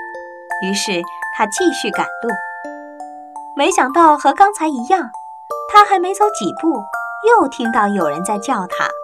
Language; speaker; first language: Chinese; native; Chinese